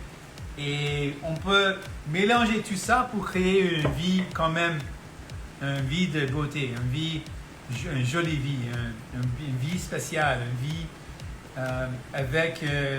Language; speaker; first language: French; non-native, local second language; Punjabi